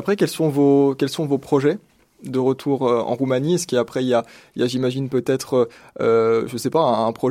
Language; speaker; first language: French; native; French